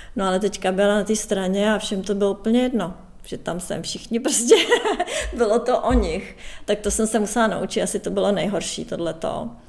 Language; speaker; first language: Czech; native; Czech